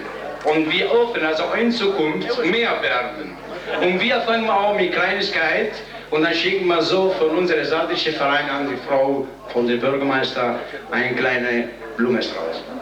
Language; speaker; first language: German; non-native, learner; Italian